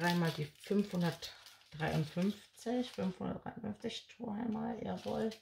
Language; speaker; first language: German; native; German